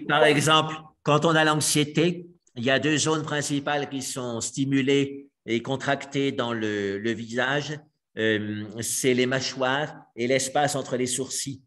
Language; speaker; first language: French; native; French